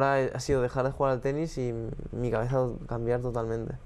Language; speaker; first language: Spanish; native; Spanish